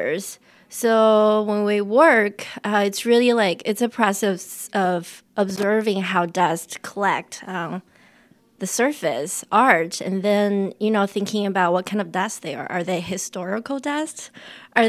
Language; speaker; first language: English; non-native, fluent; Chinese